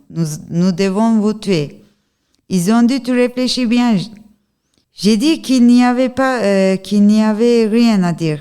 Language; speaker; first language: French; non-native, learner; Turkish